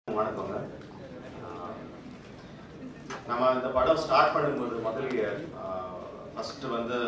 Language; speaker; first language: Tamil; non-native, local second language; Telugu